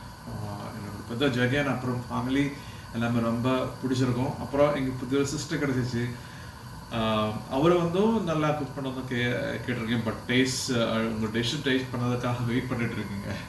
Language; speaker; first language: Tamil; non-native, learner; Malayalam